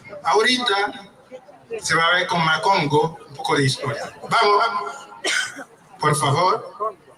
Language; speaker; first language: Spanish; non-native, learner; Haitian Creole